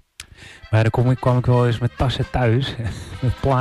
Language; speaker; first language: Dutch; native; Dutch